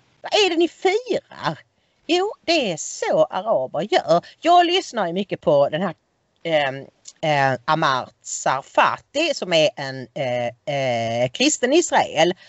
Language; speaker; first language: Swedish; native; Swedish